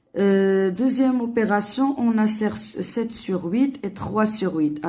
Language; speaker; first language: French; non-native, local second language; Arabic